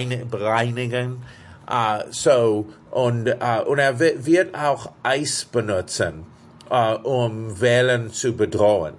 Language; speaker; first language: German; non-native, fluent; English